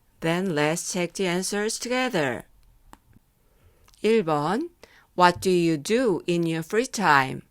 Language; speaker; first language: English; non-native, fluent; Korean